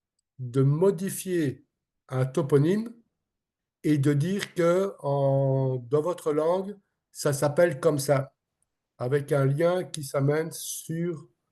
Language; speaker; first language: French; non-native, local second language; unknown